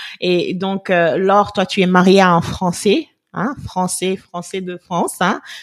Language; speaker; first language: French; non-native, local second language; Wolof